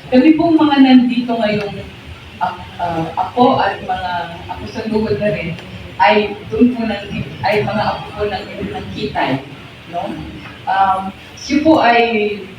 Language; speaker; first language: Filipino; native; Filipino